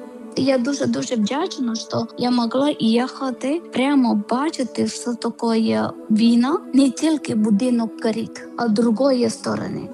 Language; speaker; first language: Ukrainian; non-native, learner; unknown